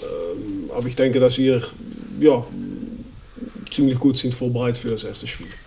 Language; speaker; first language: German; non-native, fluent; Dutch